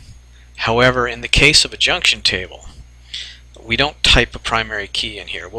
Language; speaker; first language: English; native; English